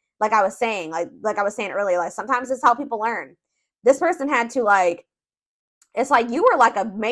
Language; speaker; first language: English; native; English